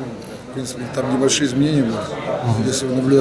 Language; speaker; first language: Russian; native; Russian